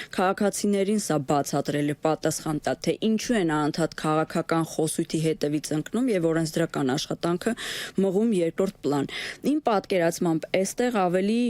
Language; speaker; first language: Armenian; native; Armenian